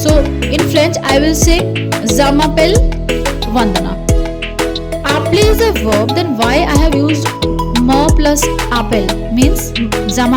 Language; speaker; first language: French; non-native, fluent; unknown